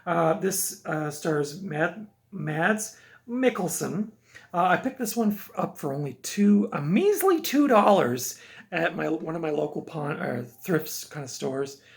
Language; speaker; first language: English; native; English